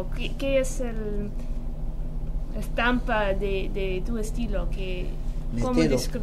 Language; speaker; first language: Spanish; non-native, fluent; English